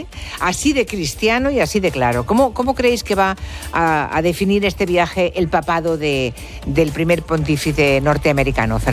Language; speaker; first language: Spanish; native; Spanish